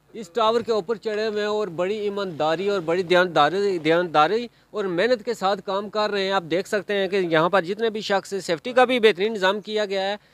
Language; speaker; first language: Urdu; non-native, local second language; Punjabi